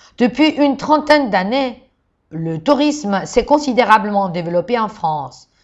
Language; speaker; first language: French; non-native, fluent; Georgian